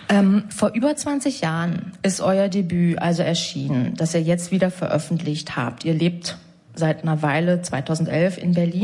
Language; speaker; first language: German; native; German